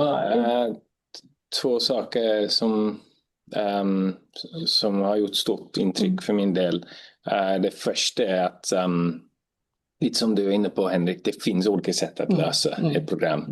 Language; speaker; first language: Swedish; non-native, fluent; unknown